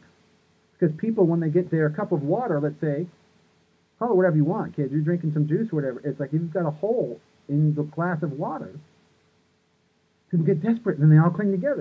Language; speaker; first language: English; native; English